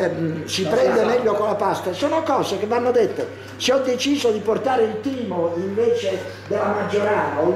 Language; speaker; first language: Italian; native; Italian